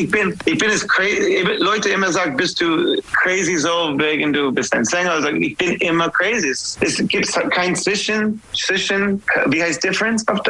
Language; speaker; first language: German; non-native, learner; English